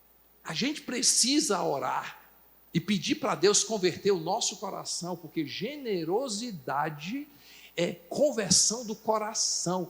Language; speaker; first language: Portuguese; native; Portuguese